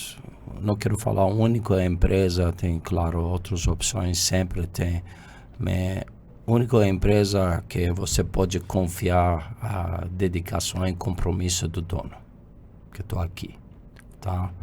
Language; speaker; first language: Portuguese; non-native, fluent; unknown